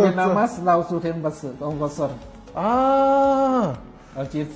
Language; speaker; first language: Mongolian; non-native, fluent; Lao